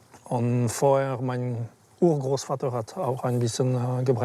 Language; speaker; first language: German; non-native, learner; French